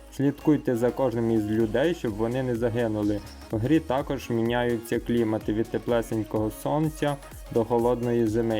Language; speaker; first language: Ukrainian; native; Ukrainian